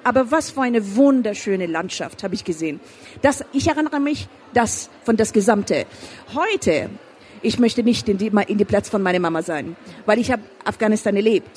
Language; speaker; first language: German; non-native, fluent; Persian